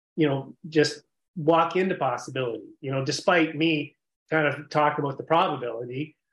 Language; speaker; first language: English; native; English